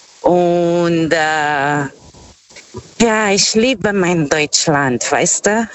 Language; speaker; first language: German; non-native, learner; Portuguese